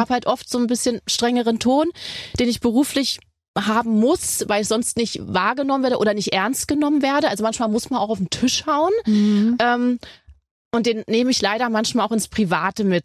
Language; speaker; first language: German; native; German